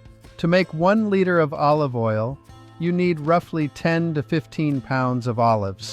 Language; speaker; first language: English; non-native, fluent; Italian